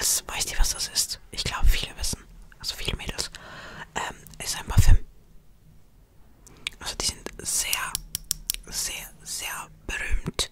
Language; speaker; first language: German; non-native, fluent; Estonian